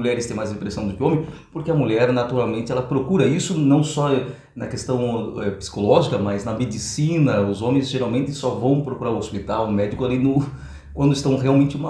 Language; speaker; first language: Portuguese; native; Portuguese